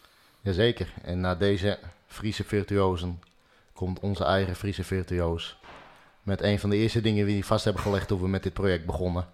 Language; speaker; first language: Dutch; native; Dutch